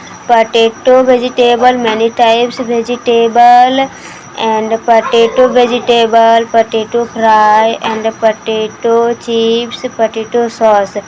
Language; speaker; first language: English; non-native, learner; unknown